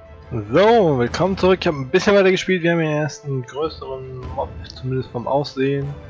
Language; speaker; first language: German; native; German